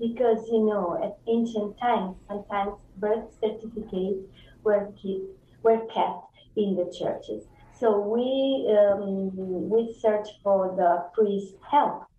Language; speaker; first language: English; non-native, fluent; Italian